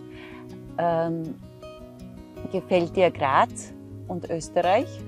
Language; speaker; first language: German; native; German